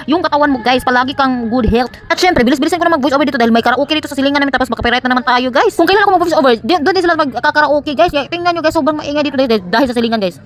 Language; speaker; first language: Filipino; non-native, local second language; Cebuano